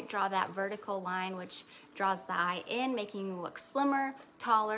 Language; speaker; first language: English; native; English